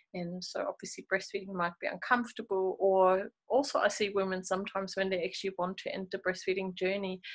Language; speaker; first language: English; non-native, fluent; German